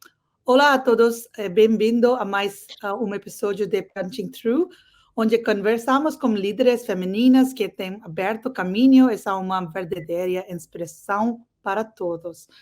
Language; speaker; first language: Portuguese; non-native, learner; English